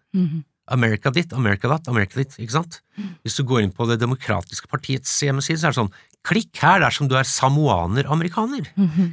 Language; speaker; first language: Norwegian; early bilingual, other home language; English